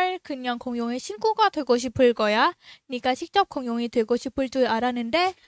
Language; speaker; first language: Korean; non-native, learner; Thai